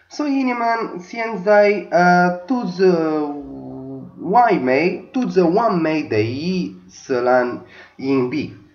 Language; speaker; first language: Chinese; non-native, learner; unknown